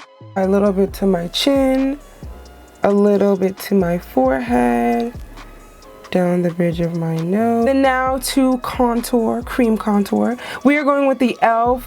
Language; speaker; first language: English; native; English